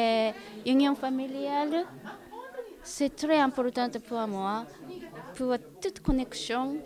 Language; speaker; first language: French; non-native, learner; Japanese